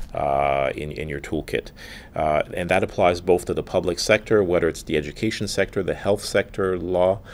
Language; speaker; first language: English; non-native, fluent; French